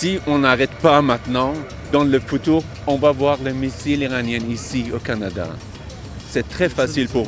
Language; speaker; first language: French; non-native, learner; Persian